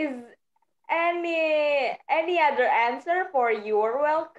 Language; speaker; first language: English; non-native, fluent; Indonesian